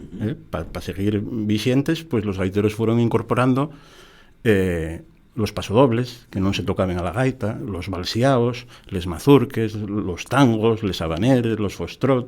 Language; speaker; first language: Spanish; native; Spanish